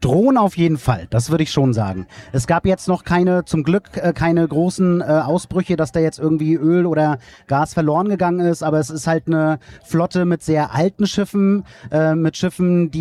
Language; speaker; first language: German; native; German